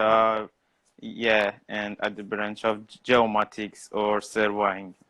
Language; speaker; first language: English; non-native, learner; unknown